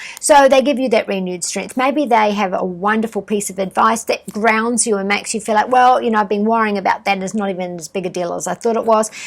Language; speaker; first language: English; native; English